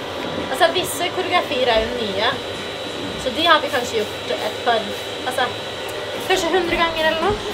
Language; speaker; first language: Swedish; native; Swedish